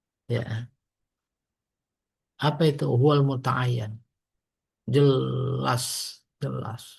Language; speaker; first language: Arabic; non-native, fluent; Indonesian